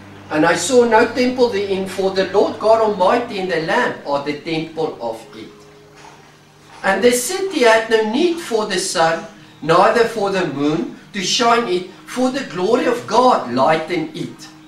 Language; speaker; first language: English; non-native, local second language; Afrikaans